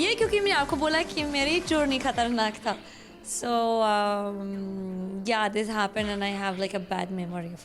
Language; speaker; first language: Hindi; non-native, learner; Arabic